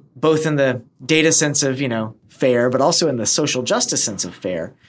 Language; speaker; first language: English; native; English